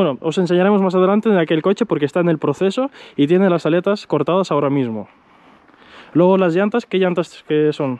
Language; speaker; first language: Spanish; native; Spanish